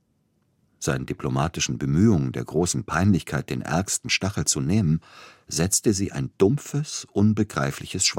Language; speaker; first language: German; native; German